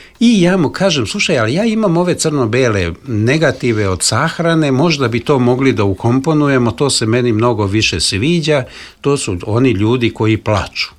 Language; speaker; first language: Serbian; non-native, local second language; Hungarian